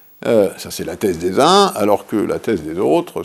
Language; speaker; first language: French; native; French